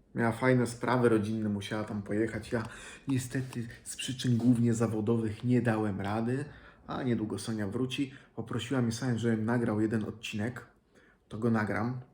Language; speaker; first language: Polish; native; Polish